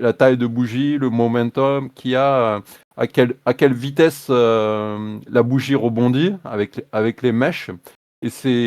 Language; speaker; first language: French; native; French